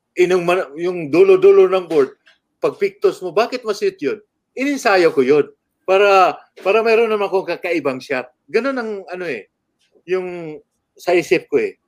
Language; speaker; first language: Filipino; native; Filipino